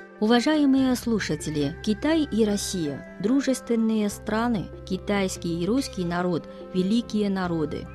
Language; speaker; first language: Russian; non-native, fluent; Chinese